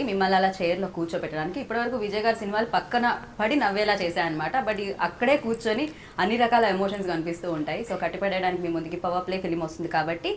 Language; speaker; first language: Telugu; native; Telugu